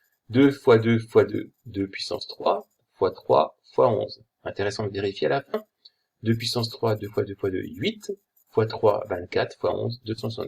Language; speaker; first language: French; native; French